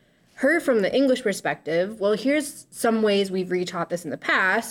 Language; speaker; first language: English; native; English